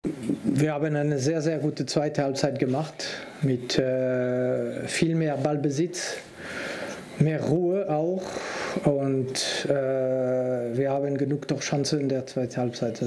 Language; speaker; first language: German; non-native, local second language; French